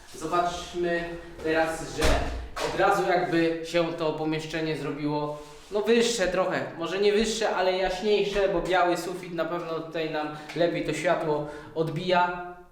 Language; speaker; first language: Polish; native; Polish